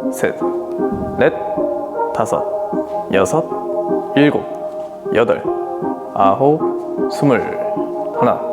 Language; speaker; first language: Korean; native; Korean